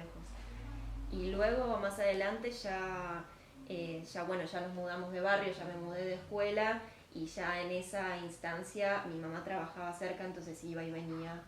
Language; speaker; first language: Spanish; early bilingual, other home language; Ukrainian